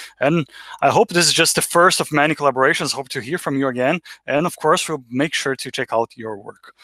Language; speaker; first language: English; non-native, fluent; Portuguese